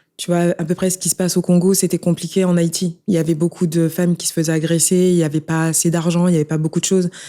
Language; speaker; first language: French; early bilingual, other home language; Haitian Creole